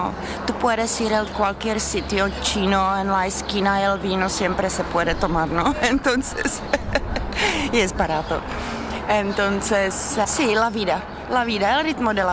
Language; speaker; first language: Spanish; non-native, learner; Czech